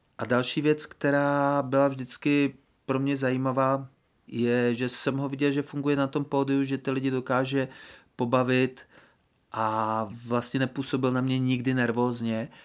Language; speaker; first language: Czech; native; Czech